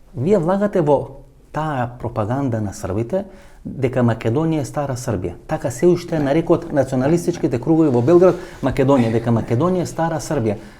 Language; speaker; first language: Macedonian; native; Macedonian